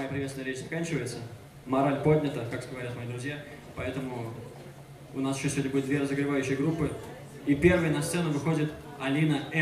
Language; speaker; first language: Russian; native; Russian